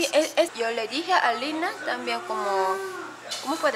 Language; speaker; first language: Spanish; non-native, learner; Korean